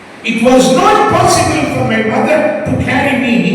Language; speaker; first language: English; non-native, local second language; Tamil